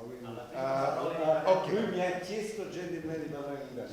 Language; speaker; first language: Italian; native; Italian